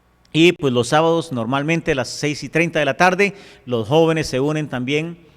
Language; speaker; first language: Spanish; native; Spanish